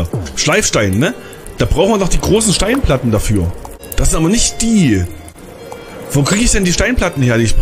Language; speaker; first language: German; native; German